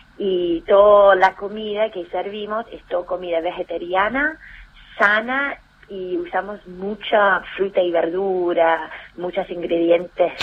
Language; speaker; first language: Spanish; non-native, fluent; English